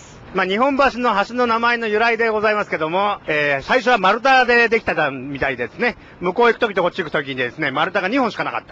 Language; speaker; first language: Japanese; native; Japanese